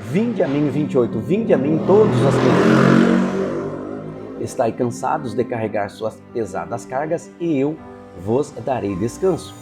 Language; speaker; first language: Portuguese; native; Portuguese